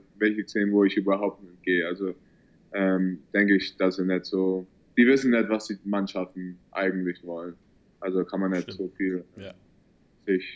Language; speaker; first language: German; early bilingual, heritage; German